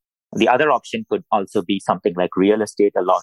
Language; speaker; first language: English; non-native, local second language; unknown